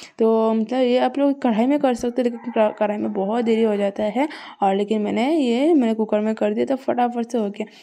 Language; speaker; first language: Hindi; non-native, local second language; Bangla